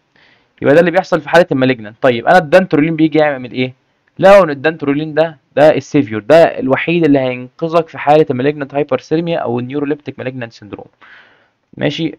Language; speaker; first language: Arabic; native; Arabic